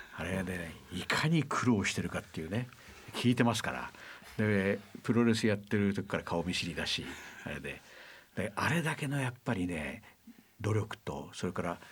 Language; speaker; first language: Japanese; native; Japanese